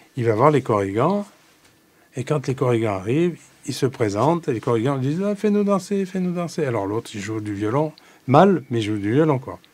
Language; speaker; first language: French; native; French